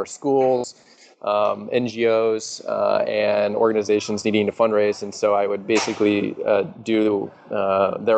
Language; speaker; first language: English; native; English